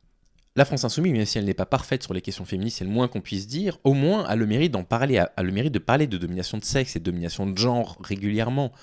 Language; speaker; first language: French; native; French